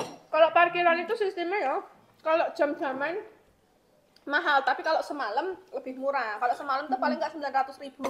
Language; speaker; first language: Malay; non-native, local second language; Javanese